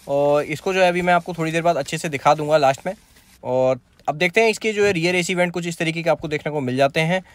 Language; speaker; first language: Hindi; native; Hindi